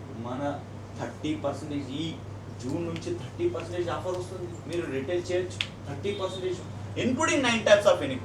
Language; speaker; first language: Telugu; non-native, learner; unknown